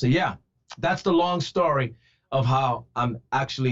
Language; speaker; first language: English; native; English